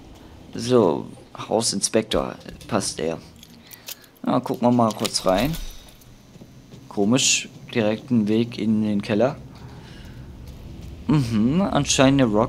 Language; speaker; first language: German; native; German